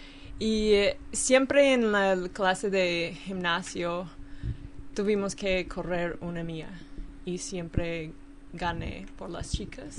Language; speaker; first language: Spanish; non-native, learner; English